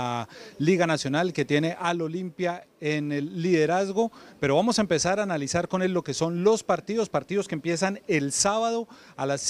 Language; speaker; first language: Spanish; native; Spanish